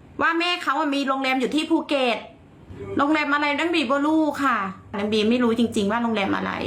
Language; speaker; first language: Thai; native; Thai